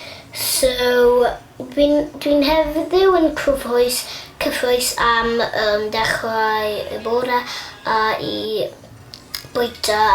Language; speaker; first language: Welsh; non-native, local second language; English